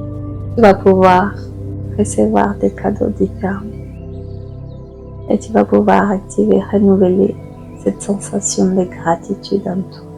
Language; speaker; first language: French; native; French